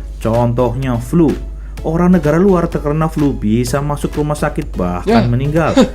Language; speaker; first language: Indonesian; native; Indonesian